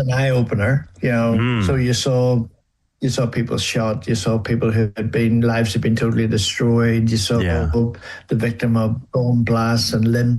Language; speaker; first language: English; native; English